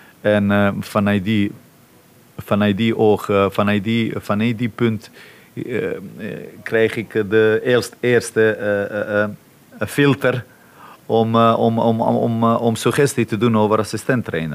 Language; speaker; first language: Dutch; non-native, fluent; Bosnian